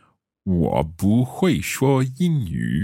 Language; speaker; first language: Chinese; non-native, learner; English